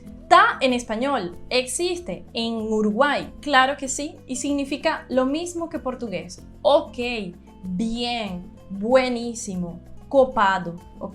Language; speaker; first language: Spanish; non-native, fluent; Portuguese